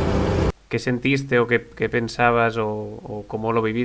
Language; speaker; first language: Spanish; native; Spanish